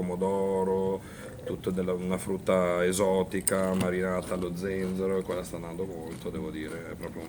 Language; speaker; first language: Italian; native; Italian